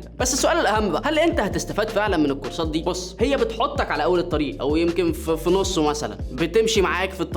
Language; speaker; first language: Arabic; native; Arabic